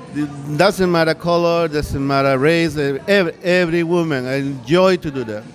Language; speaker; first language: English; non-native, learner; Spanish